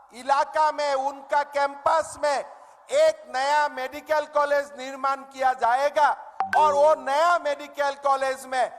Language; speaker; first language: Hindi; non-native, local second language; Assamese